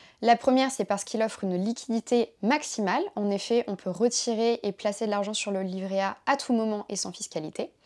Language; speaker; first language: French; native; French